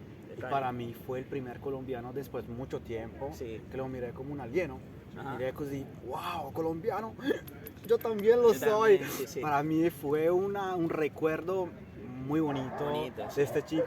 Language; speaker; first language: Spanish; non-native, fluent; Italian